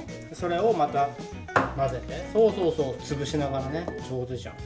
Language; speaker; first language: Japanese; native; Japanese